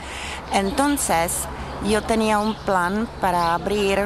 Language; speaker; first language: Spanish; non-native, fluent; Czech